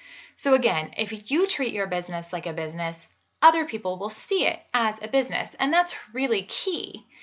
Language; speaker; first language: English; native; English